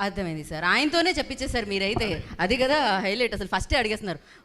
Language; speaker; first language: Telugu; native; Telugu